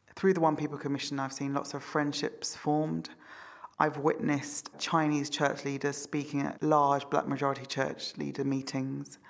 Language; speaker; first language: English; native; English